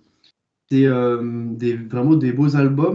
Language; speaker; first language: French; native; French